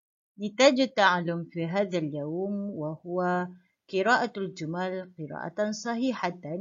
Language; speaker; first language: Arabic; non-native, fluent; Malay